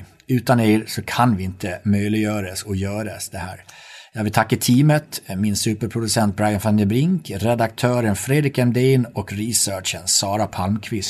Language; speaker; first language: Swedish; native; Swedish